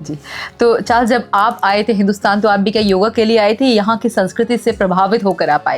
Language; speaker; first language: Hindi; native; Hindi